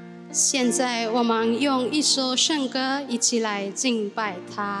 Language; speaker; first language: Chinese; native; Chinese